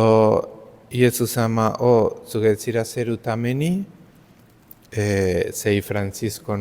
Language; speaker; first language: Japanese; non-native, learner; Spanish